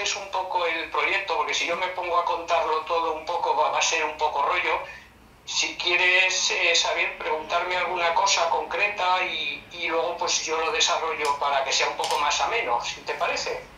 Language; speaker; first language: Spanish; native; Spanish